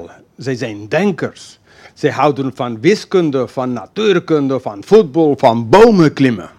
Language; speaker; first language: Dutch; non-native, fluent; English